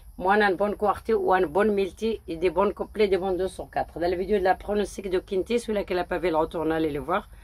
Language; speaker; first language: French; early bilingual, other home language; Arabic